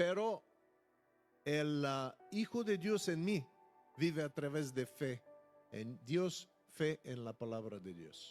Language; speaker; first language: Spanish; non-native, fluent; Bulgarian